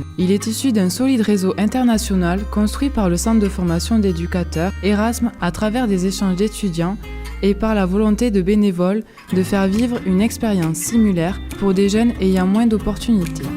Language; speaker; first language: French; native; French